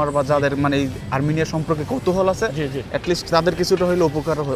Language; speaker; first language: Bangla; native; Bangla